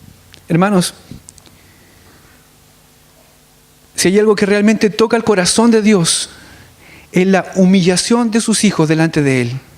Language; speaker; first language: Spanish; native; Spanish